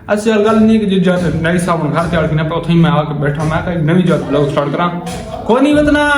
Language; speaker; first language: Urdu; non-native, local second language; Saraiki